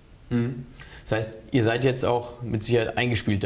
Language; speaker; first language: German; native; German